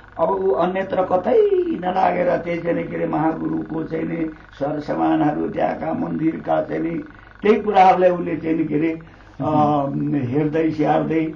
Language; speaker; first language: Nepali; non-native, local second language; Limbu